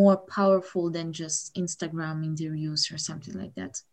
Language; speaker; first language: English; non-native, fluent; Ukrainian